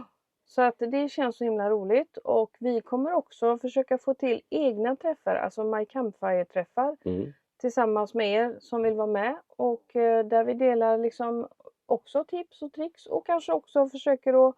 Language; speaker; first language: Swedish; native; Swedish